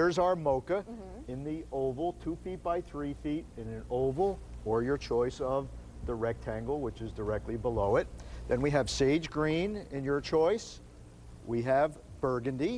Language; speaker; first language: English; native; English